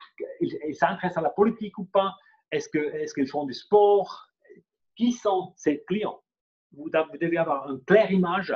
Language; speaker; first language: French; non-native, local second language; German